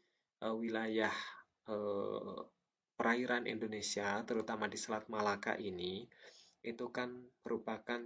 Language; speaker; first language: Indonesian; native; Indonesian